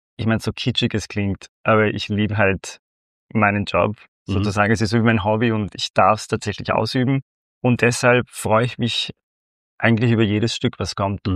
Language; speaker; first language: German; non-native, fluent; Spanish